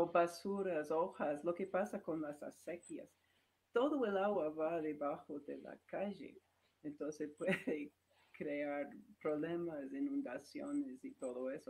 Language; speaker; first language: Spanish; non-native, fluent; English